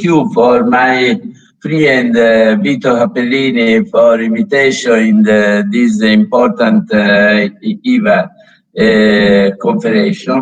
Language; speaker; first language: English; non-native, learner; Italian